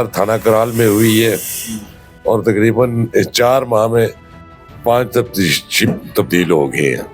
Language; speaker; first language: Urdu; non-native, local second language; Pashto